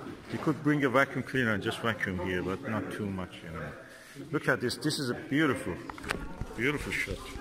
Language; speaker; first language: English; non-native, fluent; Persian